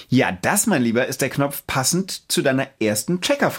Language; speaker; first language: German; native; German